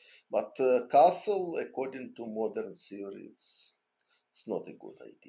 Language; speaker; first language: English; non-native, fluent; Ukrainian